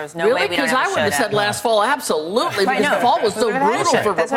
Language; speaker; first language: English; native; English